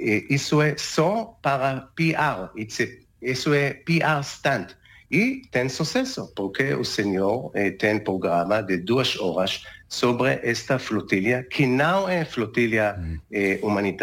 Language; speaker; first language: Portuguese; non-native, learner; Hebrew